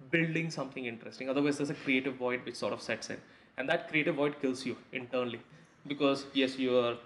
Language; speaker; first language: English; non-native, local second language; Hindi